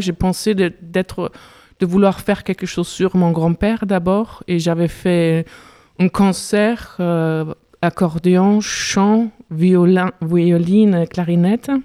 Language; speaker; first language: French; non-native, fluent; German